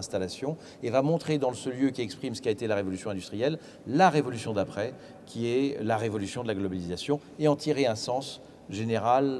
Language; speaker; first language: French; native; French